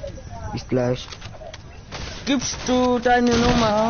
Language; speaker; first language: German; non-native, learner; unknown